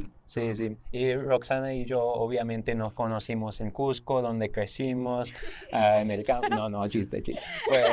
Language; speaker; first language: Spanish; non-native, fluent; English